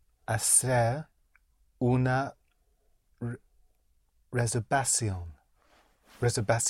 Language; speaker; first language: Spanish; non-native, learner; English